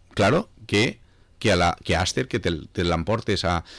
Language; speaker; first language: Spanish; non-native, local second language; Catalan